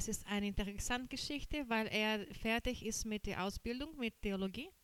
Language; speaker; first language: German; non-native, learner; Portuguese